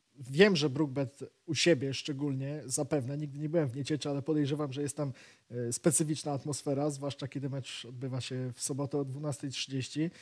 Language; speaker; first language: Polish; native; Polish